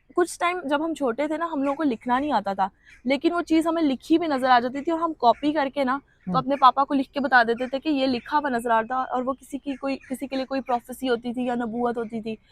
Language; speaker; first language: Urdu; non-native, local second language; Punjabi